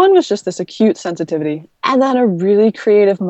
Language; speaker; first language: English; native; English